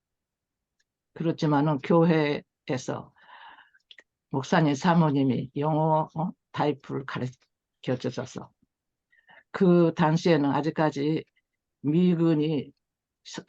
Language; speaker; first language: Korean; early bilingual, heritage; Korean